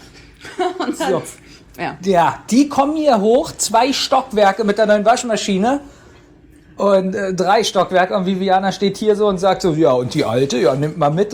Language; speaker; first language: German; native; German